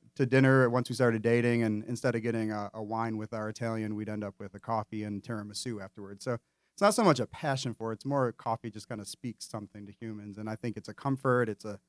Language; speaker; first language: English; native; English